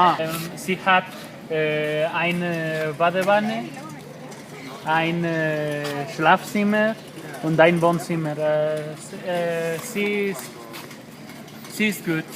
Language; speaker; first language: German; non-native, learner; Spanish